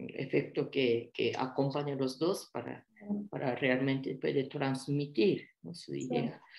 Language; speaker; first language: Spanish; non-native, fluent; Japanese